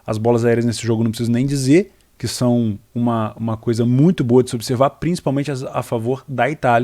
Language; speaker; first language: Portuguese; native; Portuguese